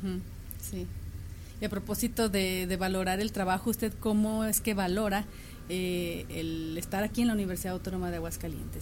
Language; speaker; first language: Spanish; native; Spanish